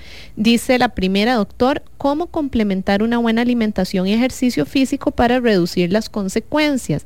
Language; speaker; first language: Spanish; native; Spanish